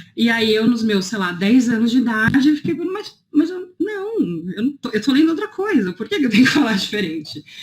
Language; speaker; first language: Portuguese; native; Portuguese